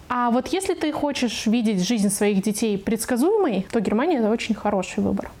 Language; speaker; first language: Russian; native; Russian